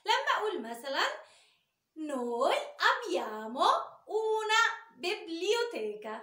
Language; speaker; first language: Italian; non-native, fluent; Arabic